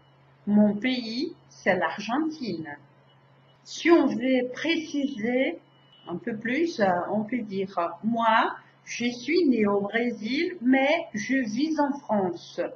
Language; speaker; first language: French; non-native, fluent; Portuguese